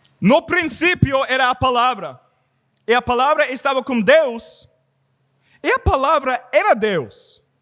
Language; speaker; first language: Portuguese; non-native, learner; English